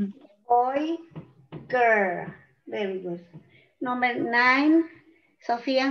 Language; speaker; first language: English; non-native, learner; Spanish